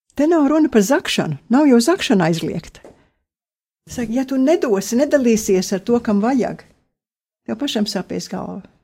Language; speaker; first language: Latvian; early bilingual, heritage; Latvian